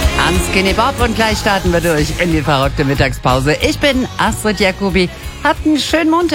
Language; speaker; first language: German; native; German